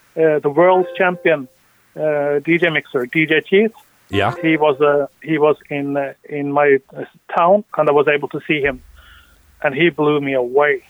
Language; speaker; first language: English; early bilingual, other home language; Norwegian